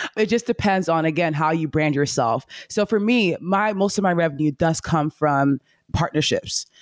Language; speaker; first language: English; native; English